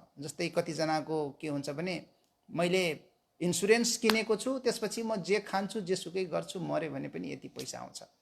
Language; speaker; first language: Nepali; non-native, local second language; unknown